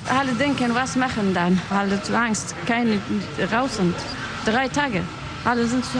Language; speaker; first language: German; non-native, learner; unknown